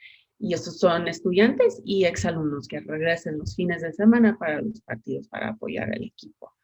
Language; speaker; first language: Spanish; non-native, fluent; English